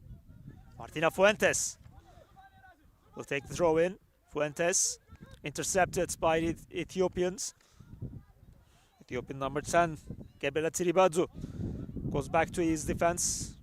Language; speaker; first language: English; non-native, fluent; Turkish